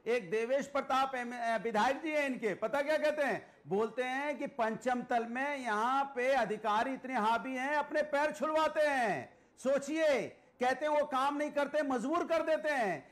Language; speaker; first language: Hindi; native; Hindi